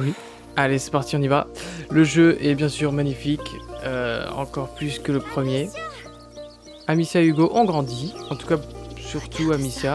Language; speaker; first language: French; native; French